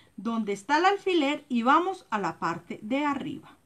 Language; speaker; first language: Spanish; native; Spanish